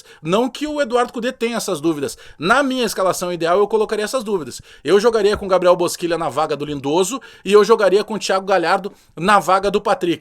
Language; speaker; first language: Portuguese; native; Portuguese